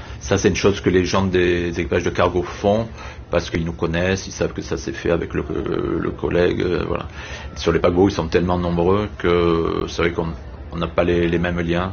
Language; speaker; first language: French; native; French